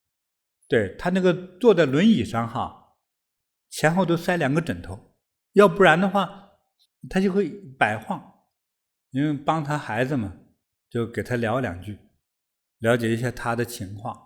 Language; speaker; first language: Chinese; native; Chinese